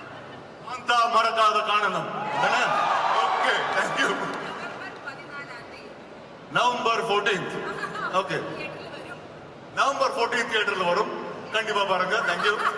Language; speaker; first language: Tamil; non-native, learner; Telugu